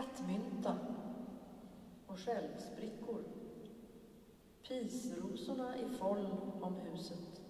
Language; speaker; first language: Swedish; native; Swedish